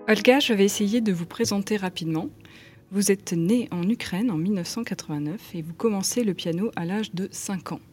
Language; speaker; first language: French; native; French